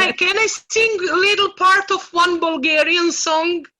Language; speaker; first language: English; non-native, learner; Serbian